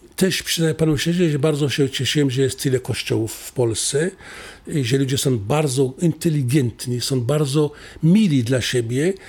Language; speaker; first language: Polish; non-native, fluent; Assyrian Neo-Aramaic